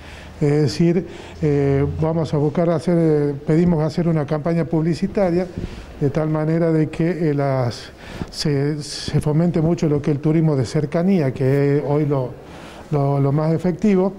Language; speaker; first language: Spanish; native; Spanish